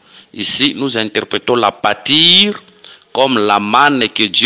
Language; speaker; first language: French; non-native, local second language; Lingala